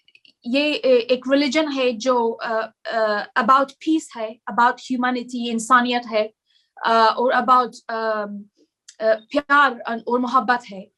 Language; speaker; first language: Hindi; non-native, learner; Persian